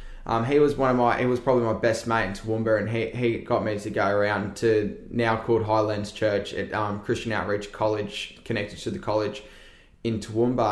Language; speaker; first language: English; native; English